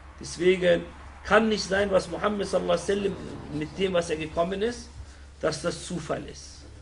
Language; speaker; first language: German; non-native, fluent; Arabic